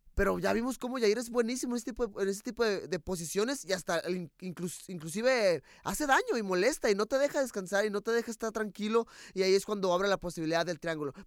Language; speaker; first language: Spanish; native; Spanish